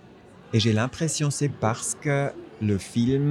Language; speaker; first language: French; non-native, fluent; German